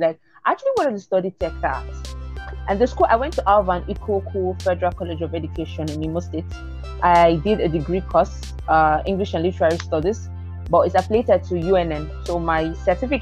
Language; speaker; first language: English; non-native, local second language; Igbo